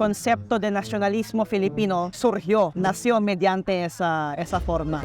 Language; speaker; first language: Spanish; non-native, fluent; Filipino